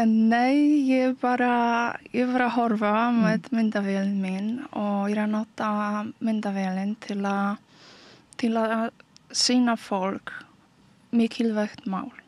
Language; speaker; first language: Icelandic; non-native, learner; Polish